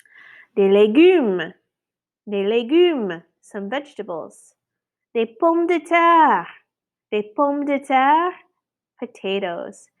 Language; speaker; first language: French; non-native, fluent; English